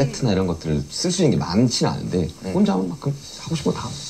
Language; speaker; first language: Korean; native; Korean